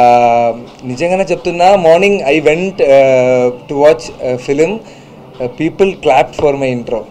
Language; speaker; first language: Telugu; non-native, learner; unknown